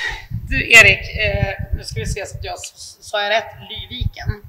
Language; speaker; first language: Swedish; native; Swedish